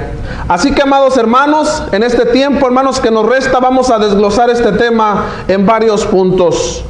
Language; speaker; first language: Spanish; native; Spanish